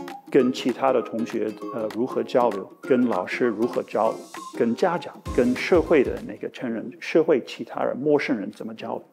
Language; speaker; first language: Chinese; non-native, fluent; English